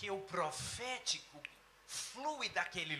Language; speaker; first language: Portuguese; non-native, fluent; English